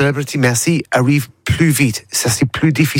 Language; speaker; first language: French; non-native, learner; English